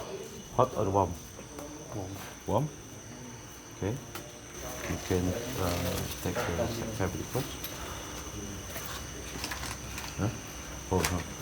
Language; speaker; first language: English; non-native, learner; Indonesian